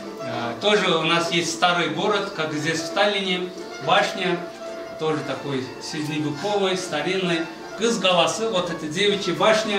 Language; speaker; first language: Russian; non-native, fluent; Azerbaijani